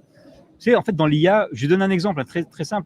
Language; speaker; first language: French; native; French